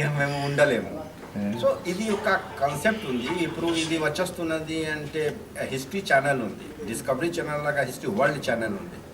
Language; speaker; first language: Telugu; non-native, fluent; Hindi